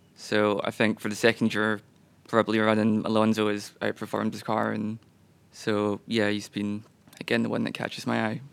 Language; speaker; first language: English; native; English